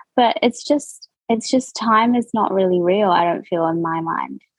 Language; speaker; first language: English; native; English